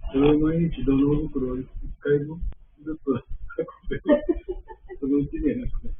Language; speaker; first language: Japanese; native; Japanese